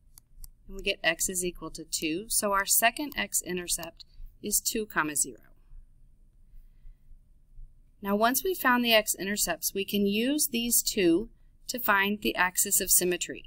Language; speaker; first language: English; native; English